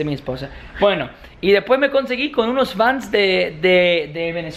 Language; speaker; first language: Spanish; non-native, learner; English